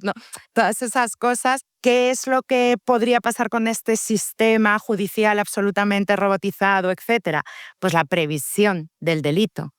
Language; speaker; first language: Spanish; native; Spanish